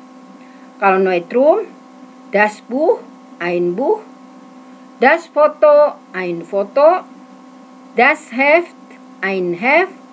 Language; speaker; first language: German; non-native, fluent; Indonesian